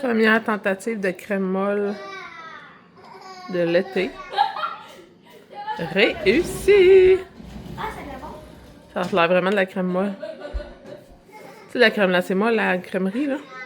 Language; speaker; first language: French; native; French